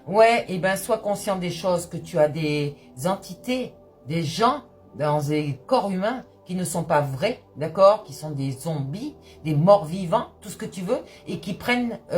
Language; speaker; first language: French; native; French